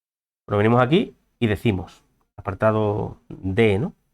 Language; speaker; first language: Spanish; native; Spanish